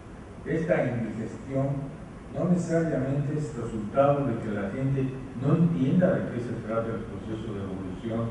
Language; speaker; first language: Spanish; native; Spanish